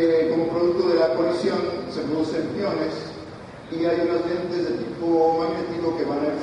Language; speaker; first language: Spanish; native; Spanish